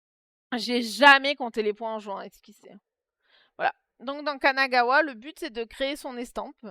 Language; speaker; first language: French; native; French